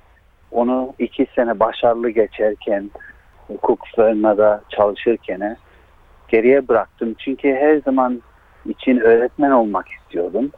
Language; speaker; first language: Turkish; early bilingual, heritage; Turkish